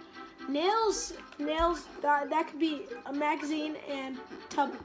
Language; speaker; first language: English; native; English